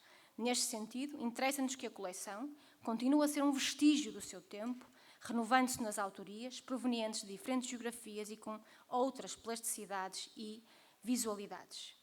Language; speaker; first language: Portuguese; native; Portuguese